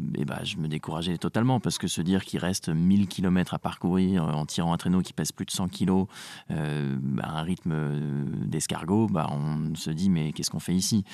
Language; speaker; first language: French; native; French